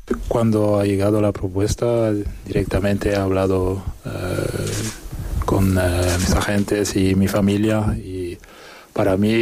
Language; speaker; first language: Spanish; non-native, fluent; French